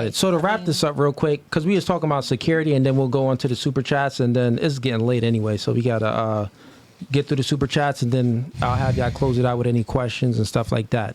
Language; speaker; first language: English; native; English